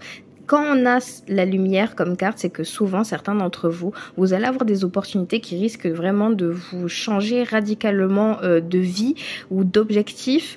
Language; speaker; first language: French; native; French